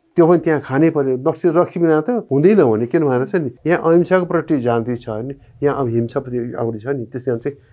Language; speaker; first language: Nepali; non-native, local second language; Newari